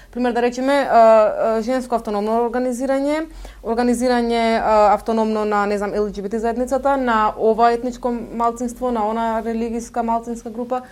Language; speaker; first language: Macedonian; non-native, local second language; Turkish